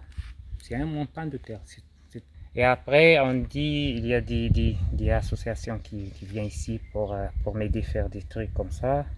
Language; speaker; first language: French; non-native, local second language; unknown